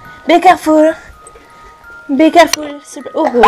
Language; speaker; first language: English; non-native, learner; French